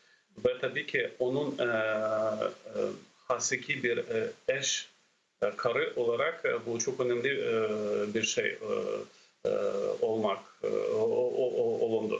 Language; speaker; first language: Turkish; non-native, fluent; Ukrainian